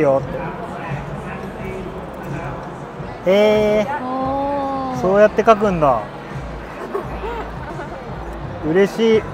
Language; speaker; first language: Japanese; native; Japanese